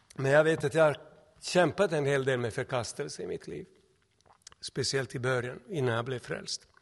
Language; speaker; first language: Swedish; non-native, fluent; Serbian